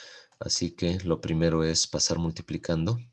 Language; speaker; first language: Spanish; native; Spanish